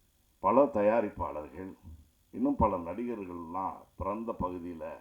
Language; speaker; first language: Tamil; native; Tamil